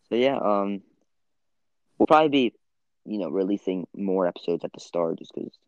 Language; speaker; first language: English; early bilingual, other home language; Italian